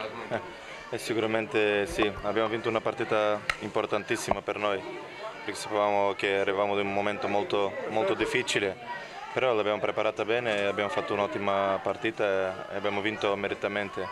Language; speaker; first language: Italian; non-native, fluent; Macedonian